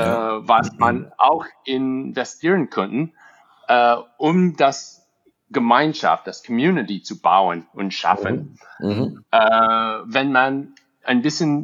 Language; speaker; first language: German; non-native, fluent; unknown